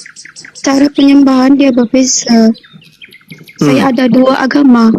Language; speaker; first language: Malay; non-native, local second language; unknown